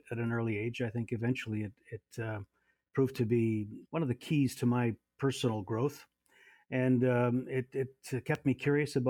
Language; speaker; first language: English; native; English